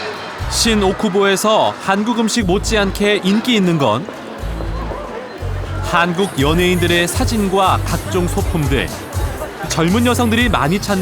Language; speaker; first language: Korean; native; Korean